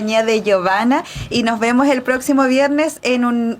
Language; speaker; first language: Spanish; native; Spanish